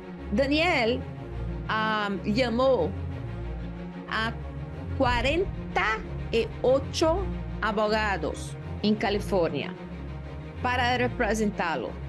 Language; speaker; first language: Spanish; non-native, learner; Portuguese